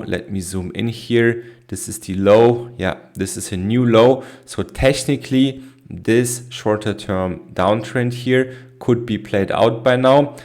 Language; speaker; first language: English; non-native, fluent; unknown